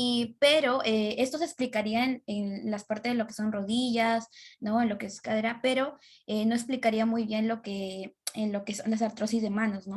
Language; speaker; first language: Spanish; native; Spanish